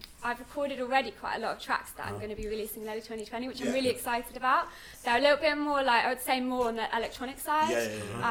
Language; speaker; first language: English; native; English